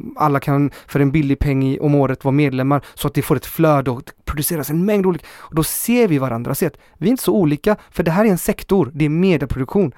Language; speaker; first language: Swedish; early bilingual, other home language; Spanish